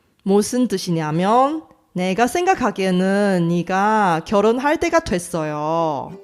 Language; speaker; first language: Korean; non-native, fluent; Chinese